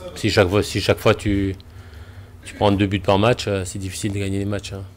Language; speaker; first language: French; native; French